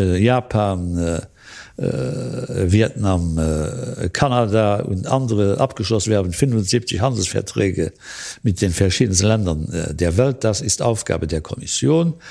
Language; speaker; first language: German; non-native, local second language; Luxembourgish